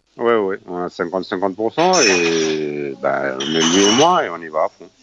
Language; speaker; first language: French; non-native, fluent; Spanish